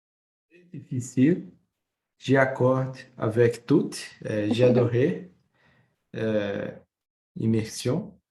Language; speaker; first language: French; non-native, learner; Portuguese